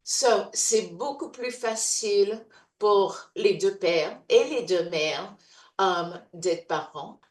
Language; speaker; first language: French; non-native, fluent; English